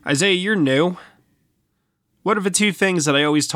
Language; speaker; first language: English; native; English